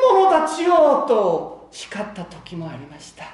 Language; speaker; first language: Japanese; non-native, fluent; Korean